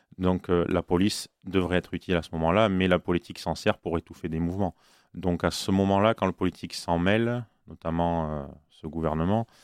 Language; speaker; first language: French; native; French